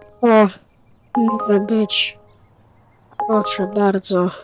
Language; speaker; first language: Polish; native; Polish